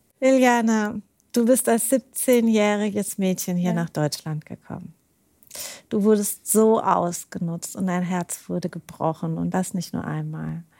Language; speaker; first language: German; native; German